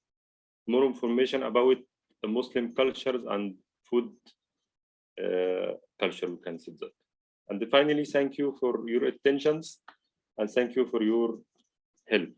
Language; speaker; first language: English; non-native, learner; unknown